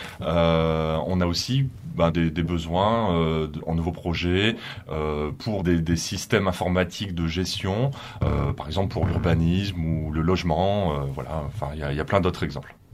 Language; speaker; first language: French; native; French